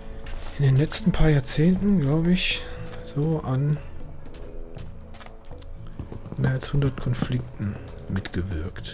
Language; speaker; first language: German; native; German